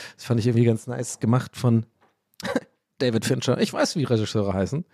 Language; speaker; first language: German; early bilingual, other home language; English